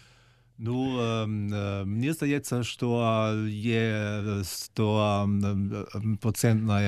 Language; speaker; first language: Ukrainian; non-native, fluent; German